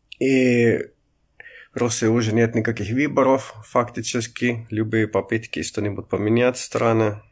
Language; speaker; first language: Russian; non-native, fluent; Finnish